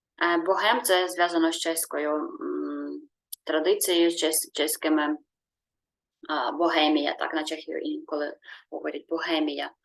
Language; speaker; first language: Czech; non-native, learner; Ukrainian